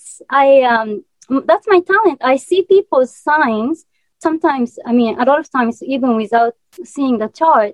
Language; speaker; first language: English; non-native, fluent; Japanese